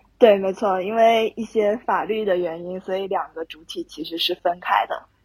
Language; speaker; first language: Chinese; native; Chinese